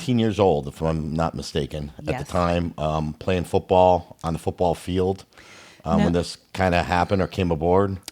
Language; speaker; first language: English; native; English